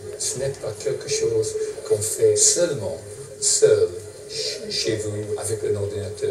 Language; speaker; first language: French; non-native, fluent; English